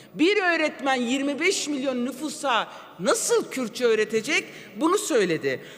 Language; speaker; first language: Turkish; non-native, local second language; Kurdish